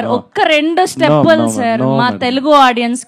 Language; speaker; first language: Telugu; native; Telugu